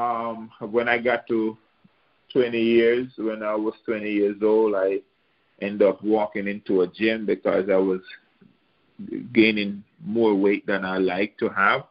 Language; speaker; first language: English; non-native, local second language; Jamaican Creole English